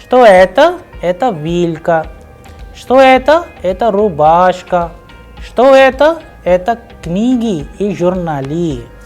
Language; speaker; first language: Russian; non-native, fluent; Hindi